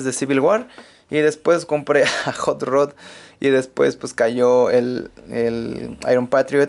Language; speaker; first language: Spanish; native; Spanish